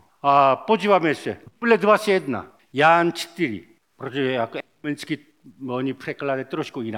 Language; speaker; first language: Czech; non-native, learner; Korean